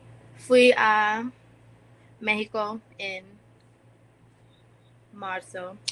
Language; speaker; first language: Spanish; non-native, learner; English